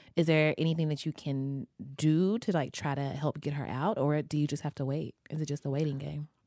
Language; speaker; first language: English; native; English